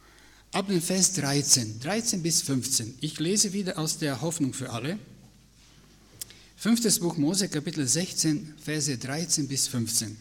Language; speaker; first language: German; non-native, fluent; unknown